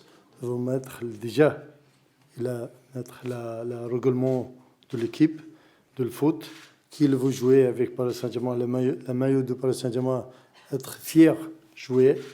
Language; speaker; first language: French; non-native, learner; Arabic